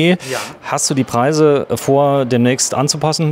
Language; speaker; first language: German; native; German